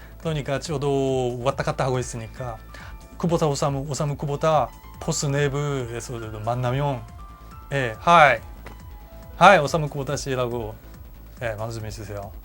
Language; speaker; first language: Korean; non-native, learner; Japanese